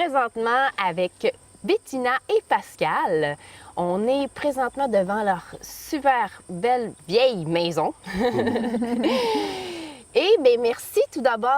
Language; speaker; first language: French; native; French